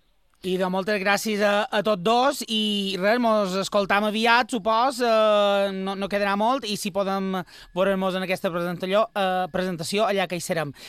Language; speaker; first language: Catalan; native; Catalan